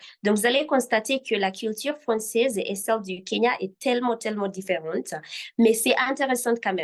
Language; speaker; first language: French; non-native, fluent; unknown